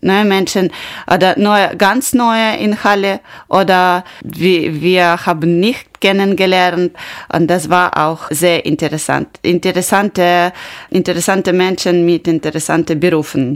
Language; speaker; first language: German; non-native, learner; Ukrainian